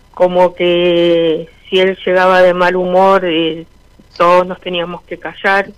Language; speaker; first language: Spanish; native; Spanish